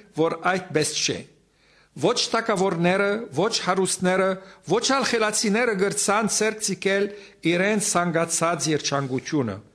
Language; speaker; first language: Armenian; native; Armenian